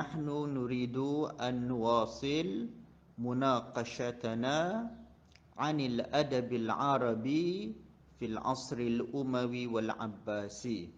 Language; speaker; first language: Arabic; non-native, fluent; Malay